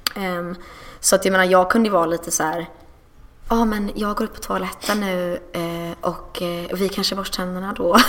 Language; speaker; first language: Swedish; early bilingual, other home language; English